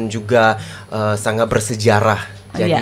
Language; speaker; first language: Indonesian; non-native, fluent; English